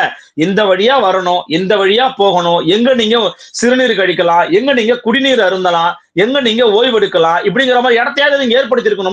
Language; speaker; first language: Tamil; native; Tamil